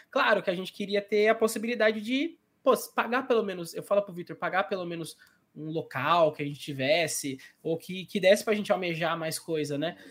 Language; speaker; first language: Portuguese; native; Portuguese